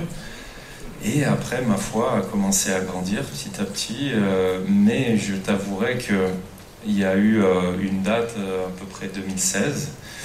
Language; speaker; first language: French; native; French